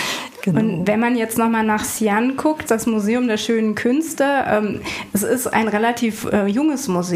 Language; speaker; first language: German; native; German